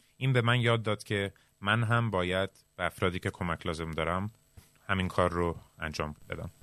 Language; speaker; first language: Persian; early bilingual, heritage; Persian